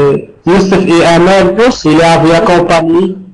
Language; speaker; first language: French; non-native, learner; Arabic